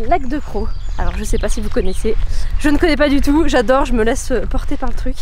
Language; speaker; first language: French; native; French